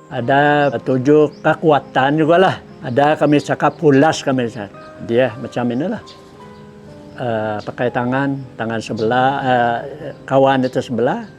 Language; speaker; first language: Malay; non-native, local second language; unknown